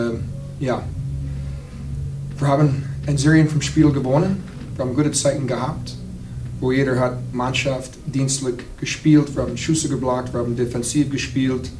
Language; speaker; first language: German; non-native, fluent; English